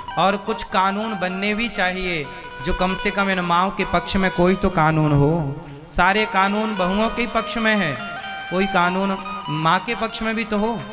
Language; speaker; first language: Hindi; native; Hindi